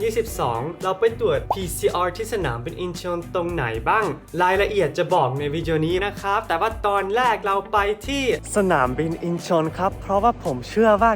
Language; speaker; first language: Thai; non-native, fluent; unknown